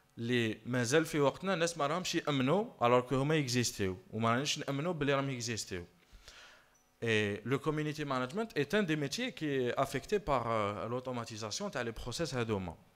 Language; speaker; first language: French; non-native, local second language; Arabic